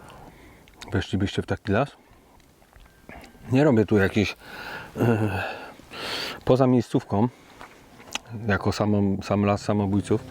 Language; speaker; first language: Polish; native; Polish